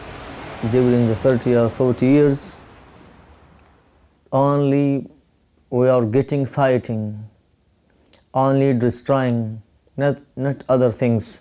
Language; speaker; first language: English; non-native, learner; Pashto